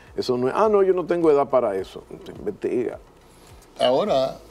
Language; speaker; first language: Spanish; native; Spanish